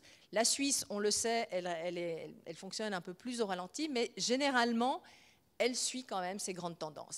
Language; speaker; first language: French; native; French